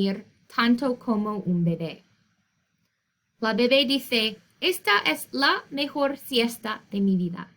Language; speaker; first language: Spanish; non-native, fluent; English